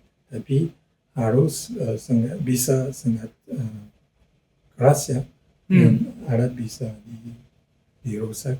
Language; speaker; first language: Indonesian; non-native, learner; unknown